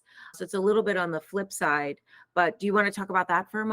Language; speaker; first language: English; native; English